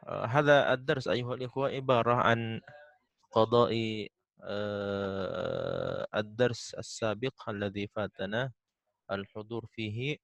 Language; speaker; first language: Arabic; non-native, fluent; Indonesian